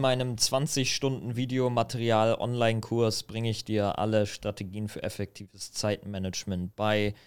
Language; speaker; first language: German; native; German